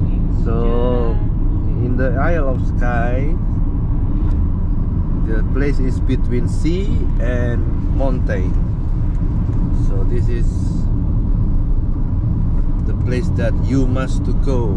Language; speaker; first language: English; non-native, learner; Indonesian